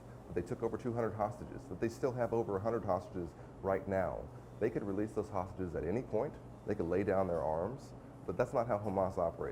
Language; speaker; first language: English; native; English